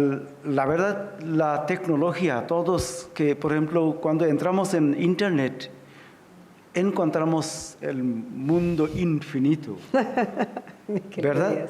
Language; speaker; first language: Spanish; non-native, fluent; Bangla